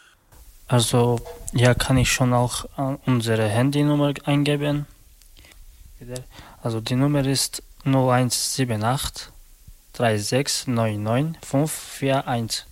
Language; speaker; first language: German; non-native, learner; Slovak